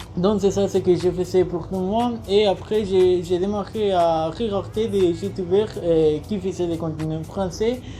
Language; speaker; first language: French; non-native, learner; Spanish